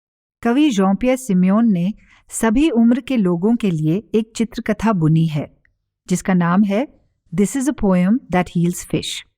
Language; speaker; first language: Hindi; native; Hindi